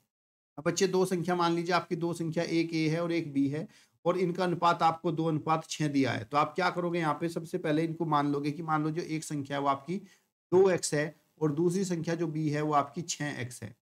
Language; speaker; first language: Hindi; native; Hindi